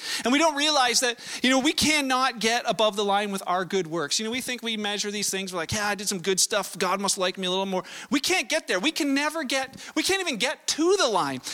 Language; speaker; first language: English; native; English